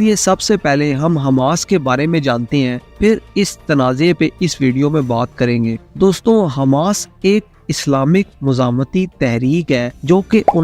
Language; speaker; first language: Urdu; native; Urdu